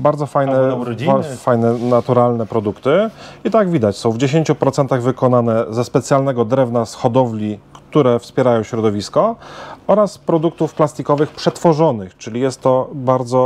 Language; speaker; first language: Polish; native; Polish